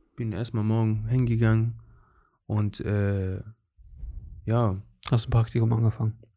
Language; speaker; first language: German; non-native, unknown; Persian